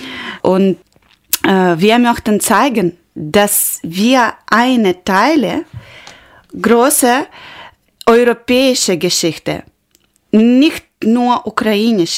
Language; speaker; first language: German; non-native, learner; Ukrainian